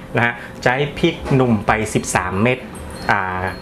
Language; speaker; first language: Thai; non-native, local second language; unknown